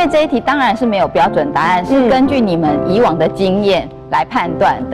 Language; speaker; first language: Chinese; native; Chinese